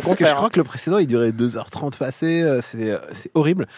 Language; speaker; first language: French; native; French